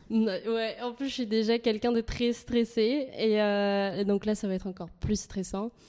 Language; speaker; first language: French; non-native, fluent; Spanish